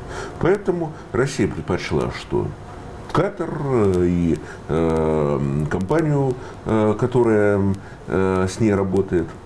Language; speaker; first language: Russian; native; Russian